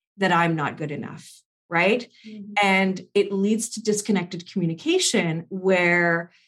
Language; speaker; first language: English; native; English